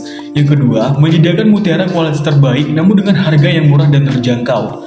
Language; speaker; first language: Indonesian; native; Indonesian